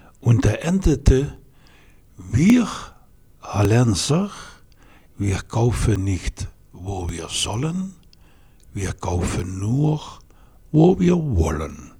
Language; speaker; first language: German; non-native, fluent; Dutch